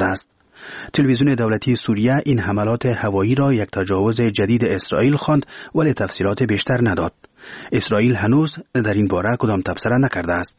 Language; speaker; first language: Persian; native; Persian